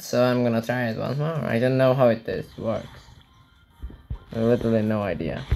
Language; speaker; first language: English; non-native, learner; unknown